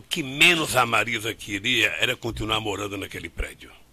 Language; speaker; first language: Portuguese; native; Portuguese